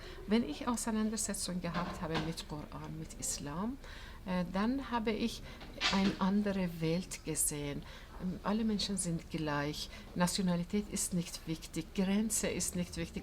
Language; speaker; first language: German; non-native, fluent; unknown